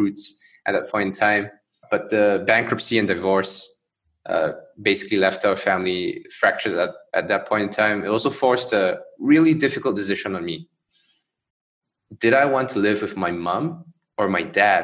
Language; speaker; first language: English; non-native, local second language; Chinese